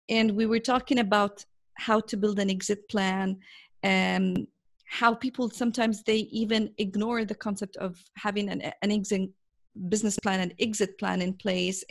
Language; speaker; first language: English; non-native, fluent; Arabic